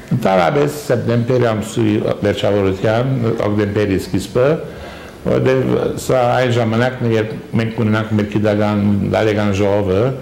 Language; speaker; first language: Armenian; early bilingual, heritage; Armenian